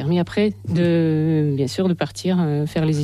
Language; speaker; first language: French; non-native, fluent; Russian